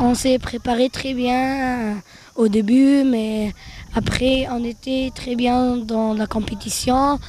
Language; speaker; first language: French; non-native, fluent; Arabic